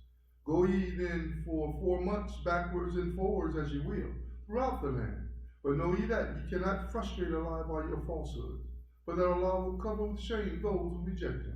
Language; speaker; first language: English; native; English